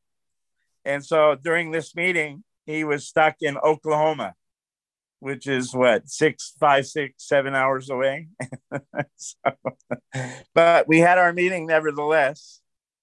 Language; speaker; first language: English; native; English